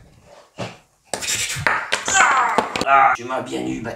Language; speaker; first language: French; native; French